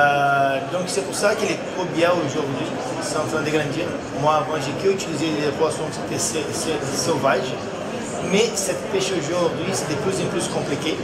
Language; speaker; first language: French; non-native, learner; Portuguese